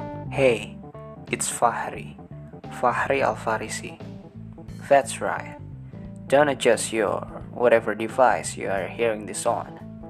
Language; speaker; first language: English; non-native, learner; Indonesian